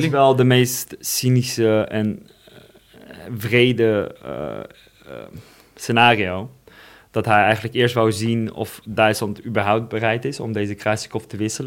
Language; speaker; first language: Dutch; non-native, fluent; Russian